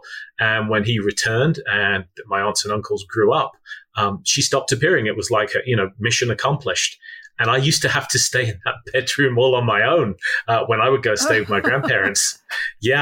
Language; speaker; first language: English; native; English